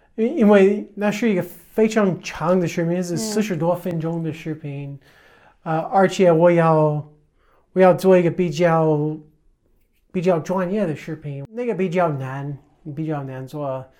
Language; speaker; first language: Chinese; non-native, fluent; English